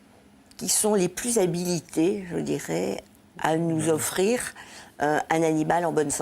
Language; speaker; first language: French; native; French